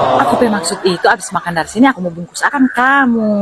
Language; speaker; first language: Indonesian; non-native, local second language; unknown